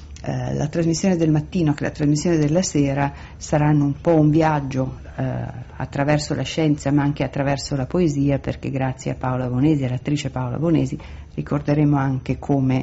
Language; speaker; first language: Italian; native; Italian